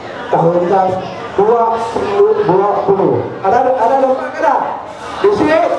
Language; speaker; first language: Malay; non-native, local second language; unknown